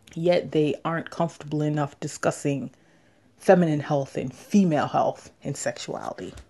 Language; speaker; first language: English; native; English